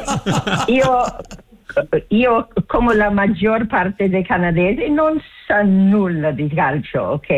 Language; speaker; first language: Italian; non-native, learner; English